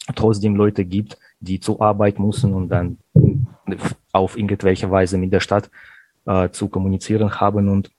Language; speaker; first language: German; non-native, fluent; Russian